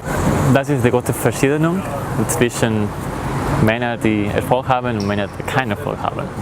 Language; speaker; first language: German; non-native, learner; Spanish